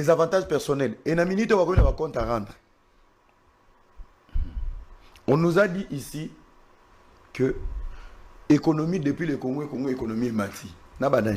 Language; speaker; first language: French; non-native, local second language; Lingala